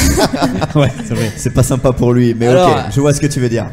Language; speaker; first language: French; native; French